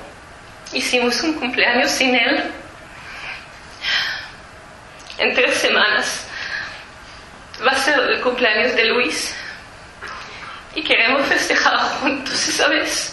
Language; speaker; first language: Spanish; early bilingual, heritage; Spanish